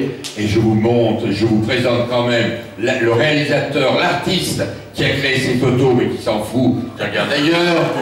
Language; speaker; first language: French; native; French